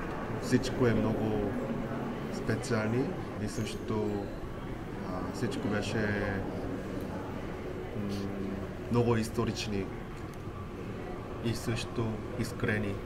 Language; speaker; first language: Bulgarian; non-native, learner; Korean